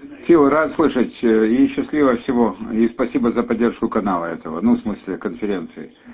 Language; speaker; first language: Russian; native; Russian